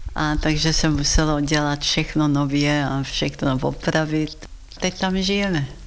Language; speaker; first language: Czech; early bilingual, heritage; Czech